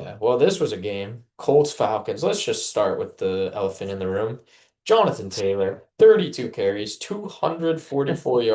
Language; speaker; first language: English; native; English